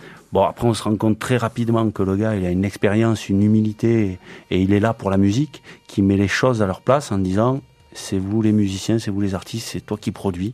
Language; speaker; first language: French; early bilingual, other home language; Arabic